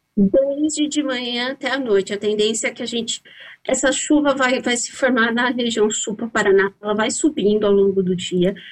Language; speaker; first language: Portuguese; native; Portuguese